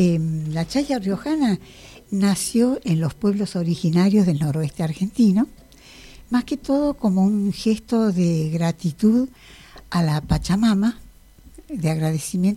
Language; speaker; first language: Spanish; native; Spanish